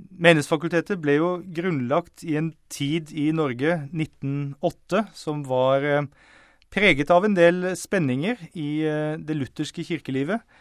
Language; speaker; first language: Norwegian; native; Norwegian